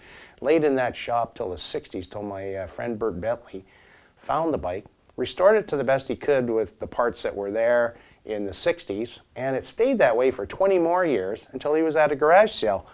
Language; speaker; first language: English; native; English